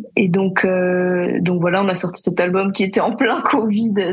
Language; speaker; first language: French; native; French